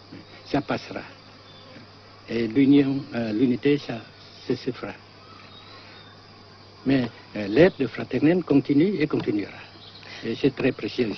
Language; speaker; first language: French; non-native, fluent; Vietnamese